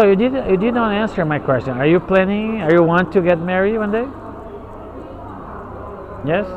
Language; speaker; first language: English; non-native, fluent; Portuguese